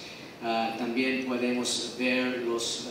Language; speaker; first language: Spanish; non-native, fluent; English